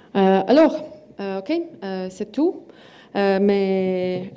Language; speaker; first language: French; non-native, learner; Estonian